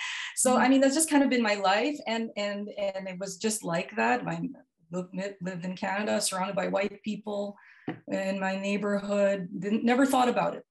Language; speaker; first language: English; non-native, local second language; Filipino